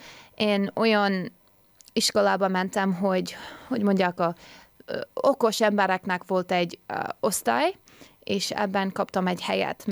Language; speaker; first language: Hungarian; early bilingual, heritage; Hungarian